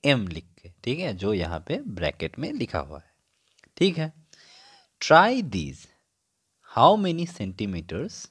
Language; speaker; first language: Hindi; non-native, local second language; Bangla